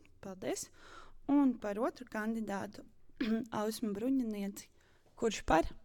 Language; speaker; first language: Latvian; native; Latvian